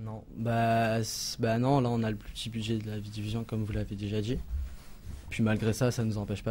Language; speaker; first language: French; native; French